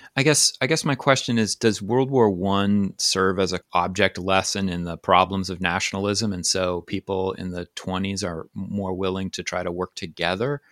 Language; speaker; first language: English; native; English